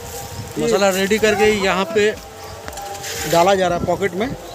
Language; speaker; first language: Hindi; native; Hindi